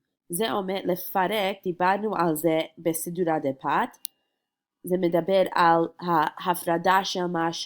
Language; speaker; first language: Hebrew; non-native, fluent; English